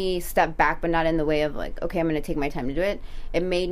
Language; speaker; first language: English; early bilingual, other home language; Spanish